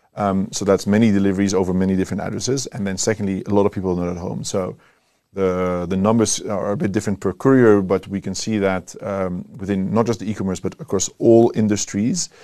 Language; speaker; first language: English; non-native, fluent; Dutch